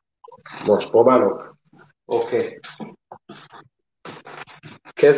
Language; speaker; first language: Hungarian; non-native, learner; Hebrew